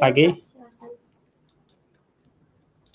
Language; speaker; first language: Indonesian; native; Indonesian